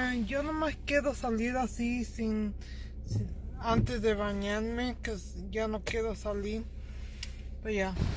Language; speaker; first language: Spanish; early bilingual, heritage; Spanish